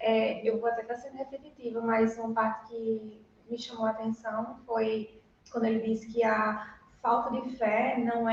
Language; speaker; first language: Portuguese; native; Portuguese